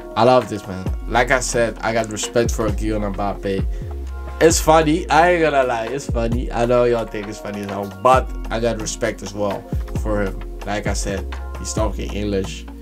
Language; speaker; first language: English; non-native, fluent; Dutch